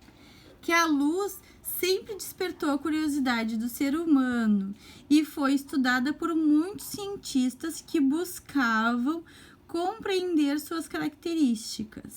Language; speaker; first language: Portuguese; native; Portuguese